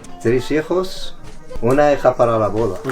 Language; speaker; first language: Spanish; non-native, learner; Arabic